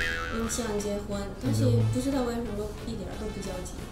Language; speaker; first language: Chinese; non-native, fluent; Japanese